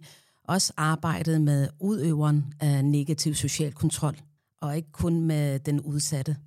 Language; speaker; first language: Danish; non-native, fluent; Arabic